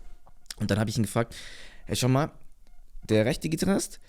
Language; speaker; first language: German; native; German